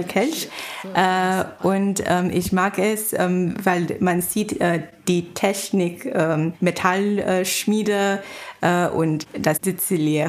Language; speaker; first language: German; non-native, fluent; Chinese